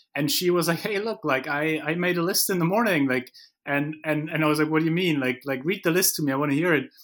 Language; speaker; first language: English; non-native, fluent; German